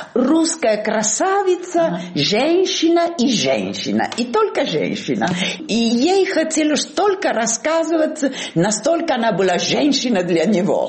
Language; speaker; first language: Russian; non-native, fluent; Italian